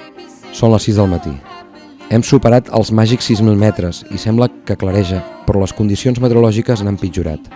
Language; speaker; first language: Catalan; native; Catalan